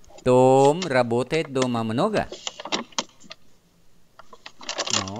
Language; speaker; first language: Russian; non-native, fluent; Vietnamese